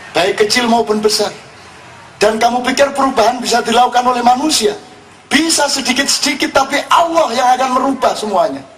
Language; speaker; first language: Indonesian; non-native, local second language; Javanese